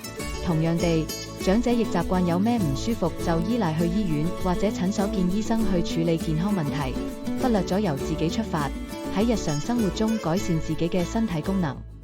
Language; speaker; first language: Cantonese; native; Cantonese